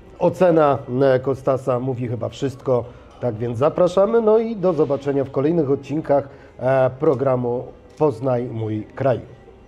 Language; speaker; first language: Polish; native; Polish